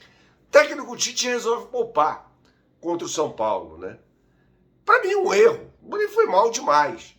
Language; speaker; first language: Portuguese; native; Portuguese